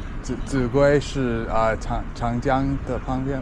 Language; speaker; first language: Chinese; non-native, learner; English